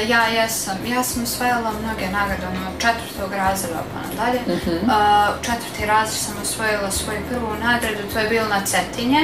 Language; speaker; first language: Serbian; native; Serbian